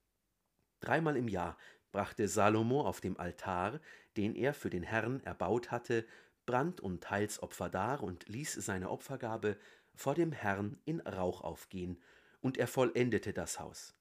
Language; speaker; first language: German; native; German